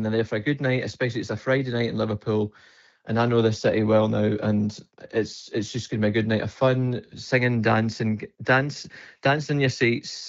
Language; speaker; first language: English; native; English